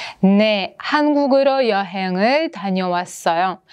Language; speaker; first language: Korean; non-native, fluent; Russian